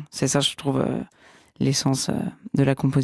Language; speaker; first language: French; native; French